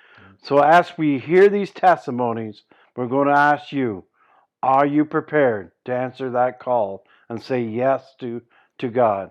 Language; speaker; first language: English; native; English